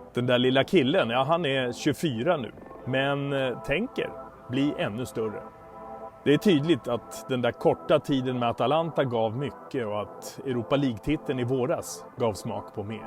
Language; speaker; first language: Swedish; native; Swedish